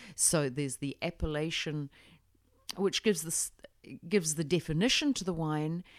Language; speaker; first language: English; native; English